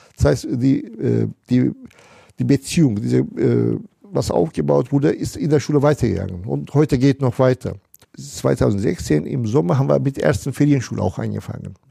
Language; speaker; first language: German; non-native, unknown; Turkish